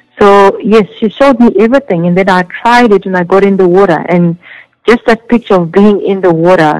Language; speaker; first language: English; non-native, local second language; Zulu